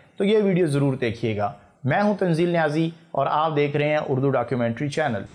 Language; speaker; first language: Urdu; native; Urdu